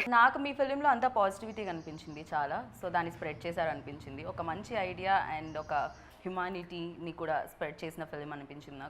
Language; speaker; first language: Telugu; native; Telugu